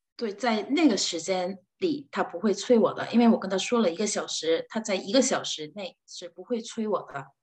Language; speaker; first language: Chinese; non-native, fluent; Korean